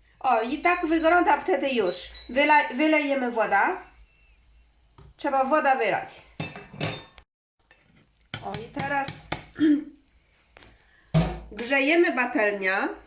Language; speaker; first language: Polish; non-native, learner; Chinese